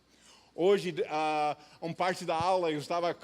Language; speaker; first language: Portuguese; non-native, fluent; English